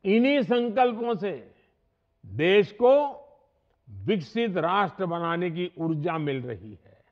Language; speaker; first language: Hindi; non-native, local second language; Gujarati